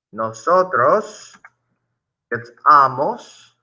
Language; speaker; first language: Spanish; non-native, fluent; English